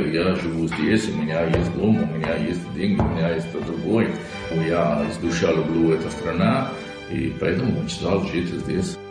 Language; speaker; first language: Russian; non-native, learner; Italian